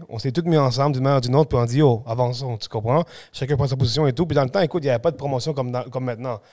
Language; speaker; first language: French; early bilingual, other home language; Spanish